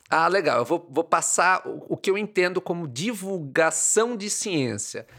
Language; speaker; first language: Portuguese; native; Portuguese